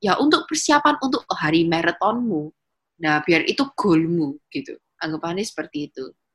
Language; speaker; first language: Indonesian; early bilingual, heritage; Indonesian